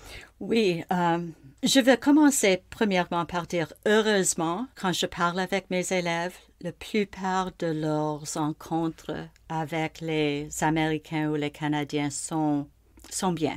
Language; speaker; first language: French; non-native, local second language; English